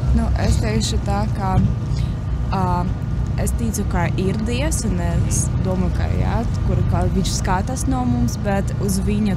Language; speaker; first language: Latvian; non-native, local second language; Russian